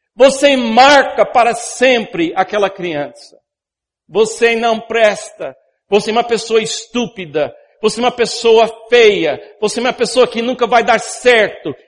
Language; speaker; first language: Portuguese; non-native, fluent; English